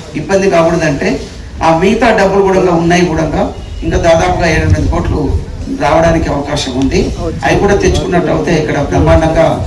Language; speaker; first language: Telugu; native; Telugu